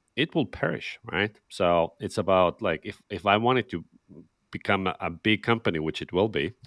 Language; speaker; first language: English; non-native, fluent; Estonian